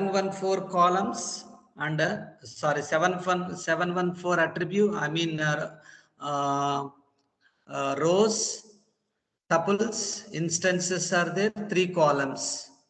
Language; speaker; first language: English; non-native, local second language; Telugu